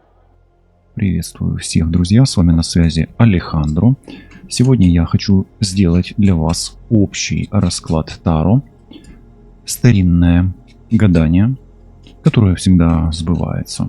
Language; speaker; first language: Russian; non-native, local second language; Ukrainian